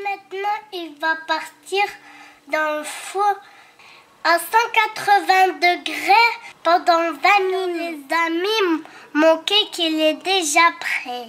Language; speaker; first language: French; non-native, fluent; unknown